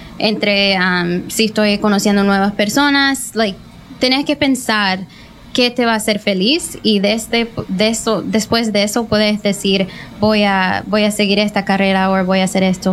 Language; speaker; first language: Spanish; early bilingual, heritage; Spanish